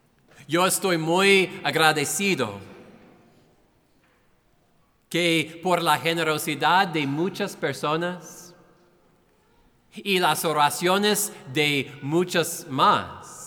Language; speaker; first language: Spanish; non-native, fluent; English